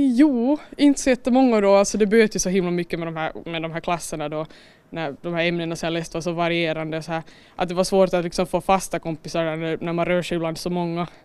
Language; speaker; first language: Swedish; native; Swedish